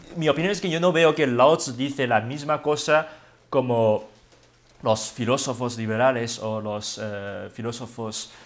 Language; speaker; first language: Spanish; non-native, learner; Wu Chinese